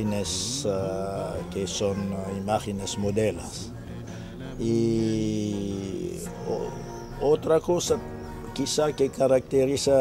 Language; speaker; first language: Spanish; non-native, fluent; French